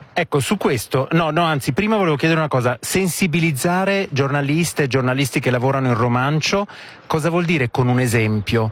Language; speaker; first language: Italian; native; Italian